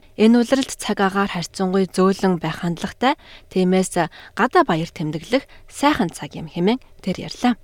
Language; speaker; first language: Mongolian; native; Mongolian